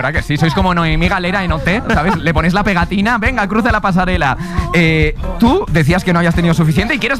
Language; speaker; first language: Spanish; native; Spanish